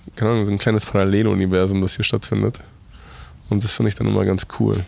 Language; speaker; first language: German; non-native, fluent; Spanish